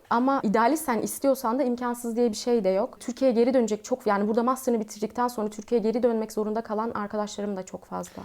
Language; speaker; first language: Turkish; native; Turkish